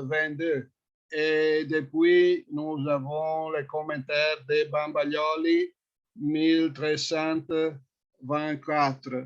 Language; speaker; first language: French; non-native, fluent; Italian